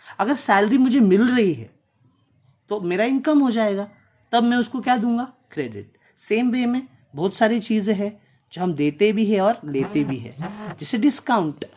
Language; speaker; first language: Hindi; non-native, local second language; Tulu